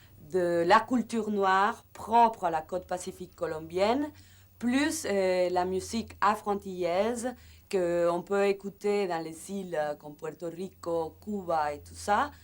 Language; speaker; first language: French; non-native, fluent; Spanish